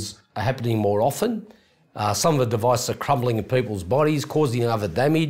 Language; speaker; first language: English; native; English